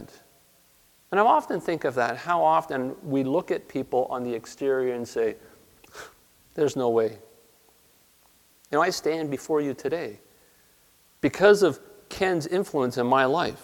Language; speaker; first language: English; native; English